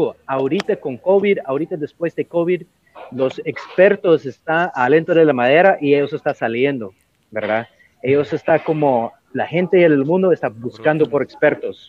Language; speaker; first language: Spanish; non-native, learner; English